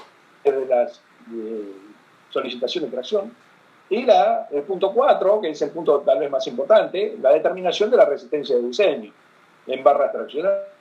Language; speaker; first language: Spanish; native; Spanish